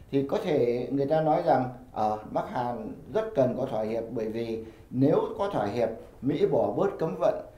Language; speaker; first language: Vietnamese; native; Vietnamese